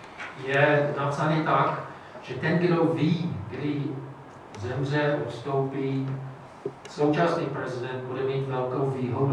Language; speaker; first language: Czech; non-native, fluent; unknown